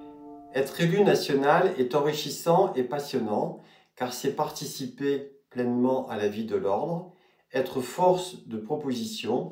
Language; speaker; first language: French; native; French